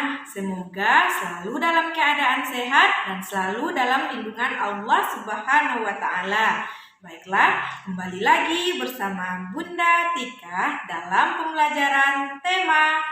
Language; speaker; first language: Indonesian; native; Indonesian